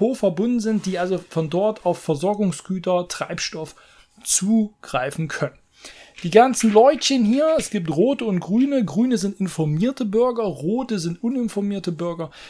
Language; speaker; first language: German; native; German